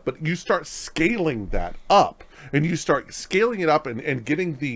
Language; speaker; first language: English; native; English